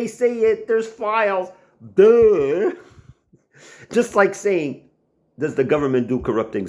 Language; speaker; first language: English; non-native, local second language; French